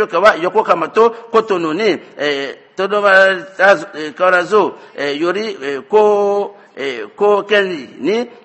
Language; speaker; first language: Japanese; non-native, fluent; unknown